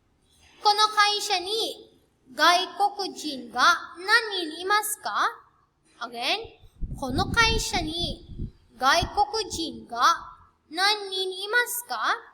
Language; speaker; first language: Japanese; non-native, fluent; Filipino